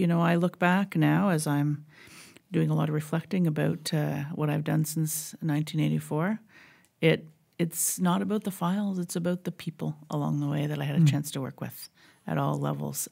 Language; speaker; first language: English; native; English